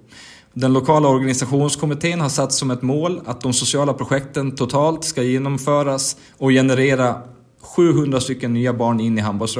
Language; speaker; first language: Swedish; native; Swedish